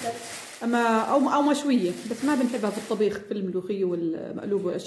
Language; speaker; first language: Arabic; native; Arabic